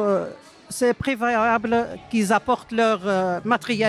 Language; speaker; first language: French; non-native, fluent; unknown